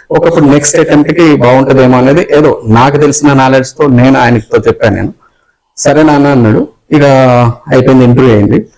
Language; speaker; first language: Telugu; native; Telugu